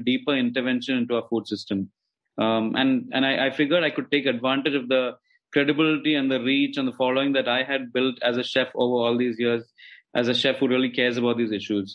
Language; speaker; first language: English; non-native, local second language; Malayalam